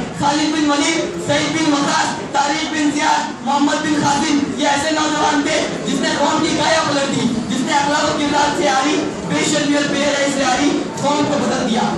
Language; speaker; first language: Urdu; native; Urdu